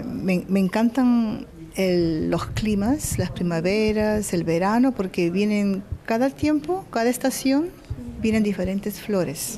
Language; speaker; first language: Spanish; non-native, fluent; English